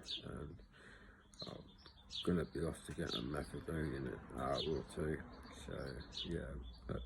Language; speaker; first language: English; native; English